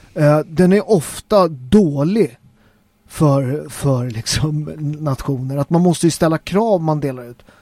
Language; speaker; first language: Swedish; native; Swedish